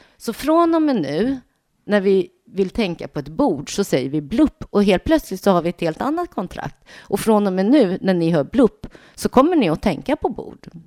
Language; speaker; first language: Swedish; native; Swedish